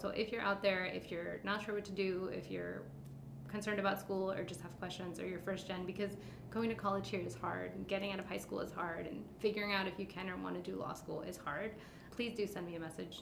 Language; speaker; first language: English; early bilingual, other home language; Spanish